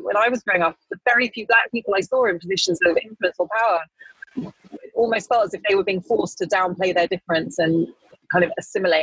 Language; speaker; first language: English; native; English